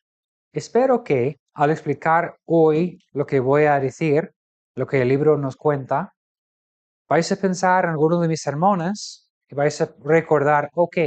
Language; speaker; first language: Spanish; non-native, fluent; English